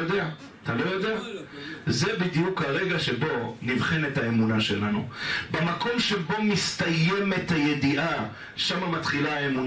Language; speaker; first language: Hebrew; native; Hebrew